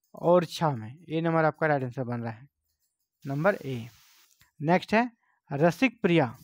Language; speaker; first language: Hindi; native; Hindi